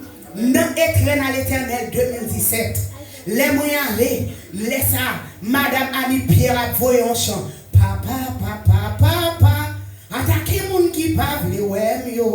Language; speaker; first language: French; non-native, local second language; Haitian Creole